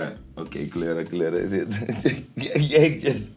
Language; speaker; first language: Dutch; native; Dutch